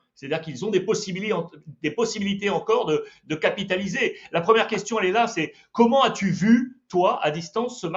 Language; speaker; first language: French; native; French